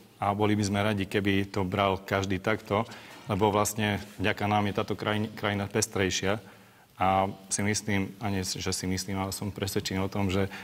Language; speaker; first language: Slovak; non-native, local second language; Hungarian